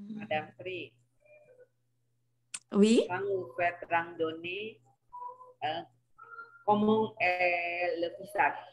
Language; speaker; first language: French; non-native, learner; Indonesian